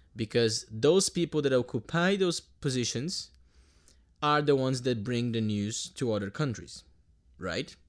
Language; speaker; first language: English; non-native, fluent; Portuguese